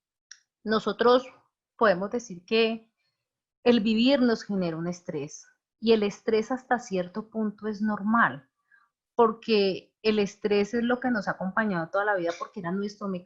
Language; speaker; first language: Spanish; native; Spanish